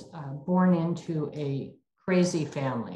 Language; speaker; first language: English; native; English